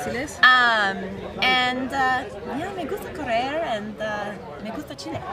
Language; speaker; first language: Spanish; non-native, learner; English